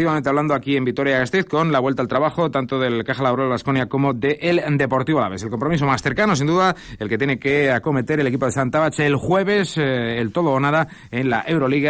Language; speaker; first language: Spanish; native; Spanish